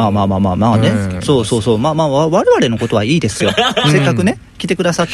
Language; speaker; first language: Japanese; native; Japanese